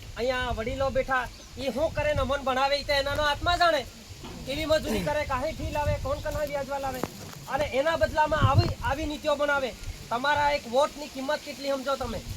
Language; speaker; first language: Gujarati; non-native, local second language; Bhili